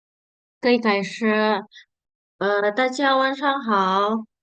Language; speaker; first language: Chinese; non-native, fluent; Indonesian